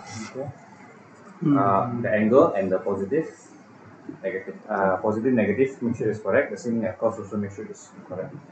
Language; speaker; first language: English; non-native, local second language; Malay